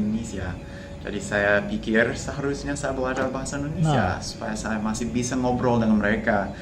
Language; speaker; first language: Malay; non-native, fluent; English